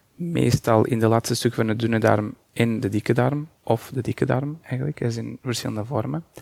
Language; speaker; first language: Dutch; non-native, fluent; Portuguese